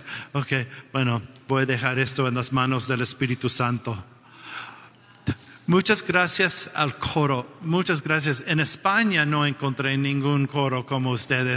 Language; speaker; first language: Spanish; non-native, fluent; English